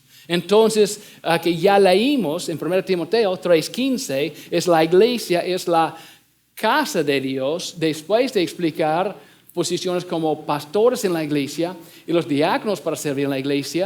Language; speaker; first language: Spanish; non-native, fluent; English